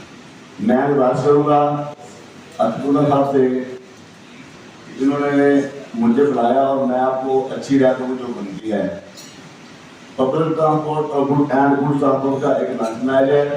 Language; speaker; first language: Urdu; non-native, local second language; Punjabi